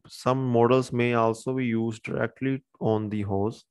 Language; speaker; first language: English; non-native, local second language; Punjabi